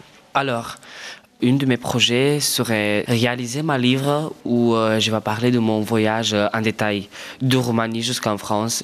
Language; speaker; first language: French; non-native, fluent; Romanian